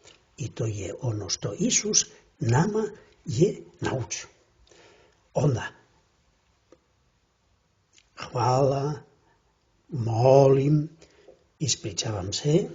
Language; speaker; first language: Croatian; non-native, fluent; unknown